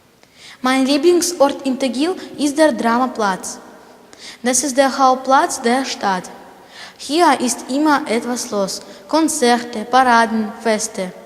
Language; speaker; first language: German; non-native, learner; Russian